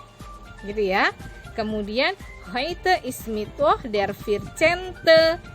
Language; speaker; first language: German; non-native, learner; Indonesian